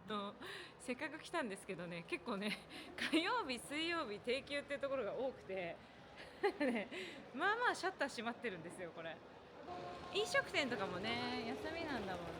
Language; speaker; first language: Japanese; native; Japanese